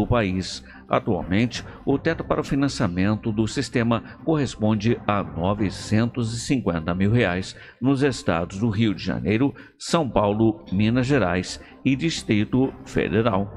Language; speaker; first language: Portuguese; native; Portuguese